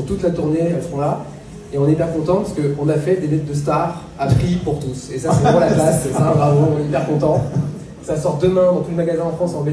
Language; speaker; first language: French; native; French